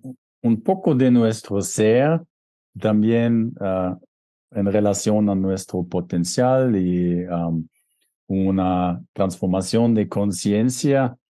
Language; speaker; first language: Spanish; non-native, fluent; German